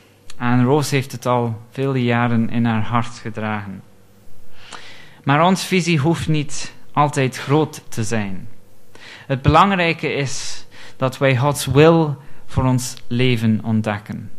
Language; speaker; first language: Dutch; non-native, fluent; English